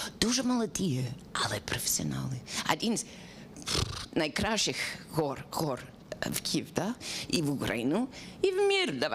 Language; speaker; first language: Ukrainian; non-native, learner; English